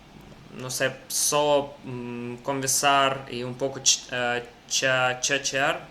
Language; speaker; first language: Portuguese; non-native, learner; Russian